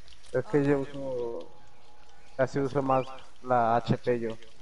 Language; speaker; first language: Spanish; native; Spanish